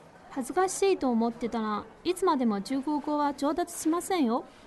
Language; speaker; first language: Japanese; non-native, fluent; Chinese